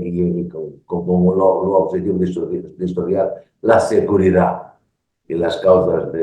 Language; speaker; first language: Spanish; non-native, learner; Portuguese